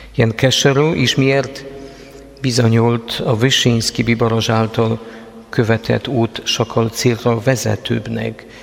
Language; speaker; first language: Hungarian; non-native, fluent; Polish